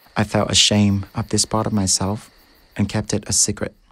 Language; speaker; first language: English; early bilingual, other home language; Vietnamese